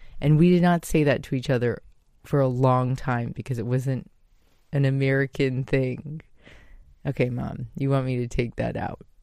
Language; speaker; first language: English; native; English